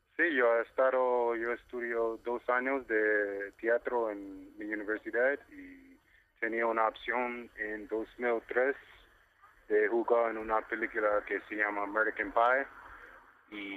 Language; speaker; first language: Spanish; non-native, learner; English